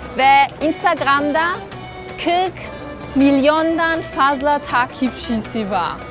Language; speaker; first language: Turkish; non-native, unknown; German